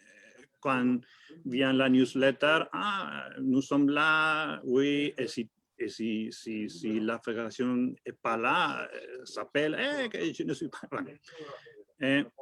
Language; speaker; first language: French; non-native, fluent; Spanish